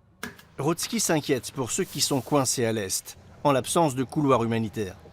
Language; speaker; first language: French; native; French